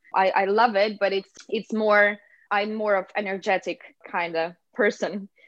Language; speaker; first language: English; non-native, fluent; Russian